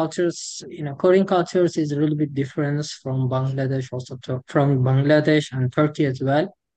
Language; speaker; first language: English; non-native, fluent; Turkish